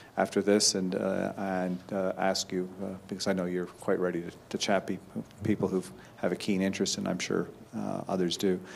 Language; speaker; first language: English; native; English